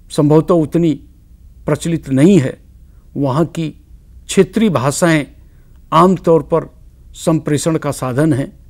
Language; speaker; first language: Hindi; native; Hindi